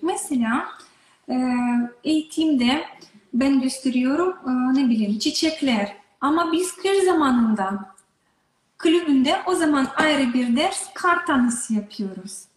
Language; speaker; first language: Turkish; non-native, learner; Russian